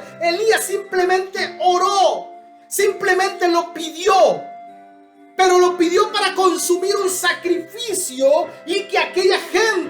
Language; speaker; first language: Spanish; native; Spanish